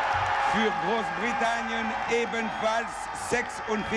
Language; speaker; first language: German; non-native, local second language; Italian